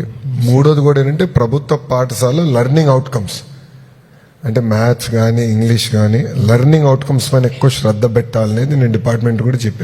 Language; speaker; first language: Telugu; native; Telugu